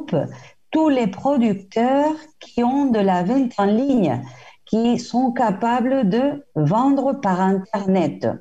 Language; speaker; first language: French; non-native, fluent; Spanish